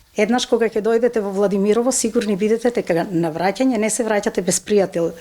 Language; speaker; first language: Macedonian; native; Macedonian